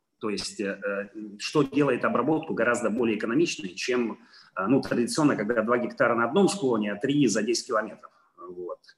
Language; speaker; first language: Russian; non-native, fluent; Italian